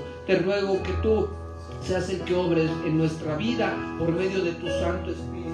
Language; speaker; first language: Spanish; native; Spanish